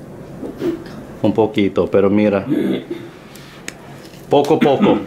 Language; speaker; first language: Spanish; non-native, learner; English